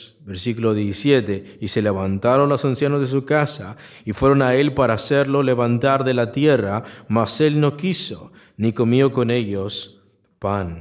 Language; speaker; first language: Spanish; native; Spanish